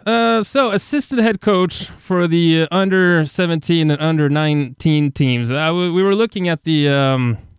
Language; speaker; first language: English; non-native, fluent; Norwegian